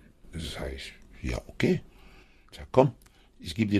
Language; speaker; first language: German; non-native, fluent; Spanish